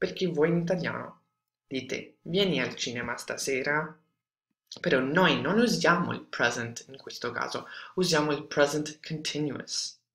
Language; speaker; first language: Italian; non-native, fluent; English